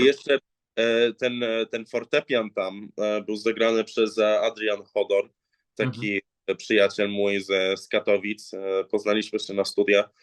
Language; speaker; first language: Polish; early bilingual, heritage; English